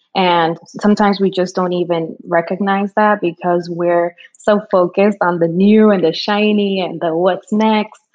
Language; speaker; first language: English; early bilingual, other home language; Spanish